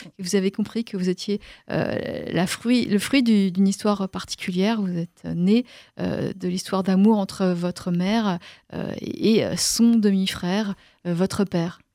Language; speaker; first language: French; native; French